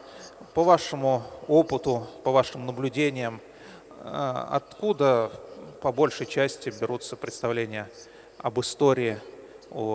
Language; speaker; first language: Russian; native; Russian